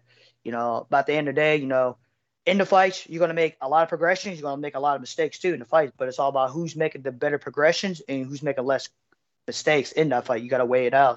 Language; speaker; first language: English; native; English